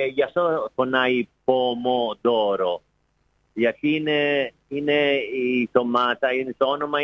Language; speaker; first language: Greek; non-native, fluent; Italian